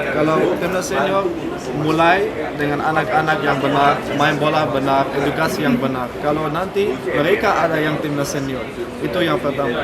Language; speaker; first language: Indonesian; non-native, fluent; Dutch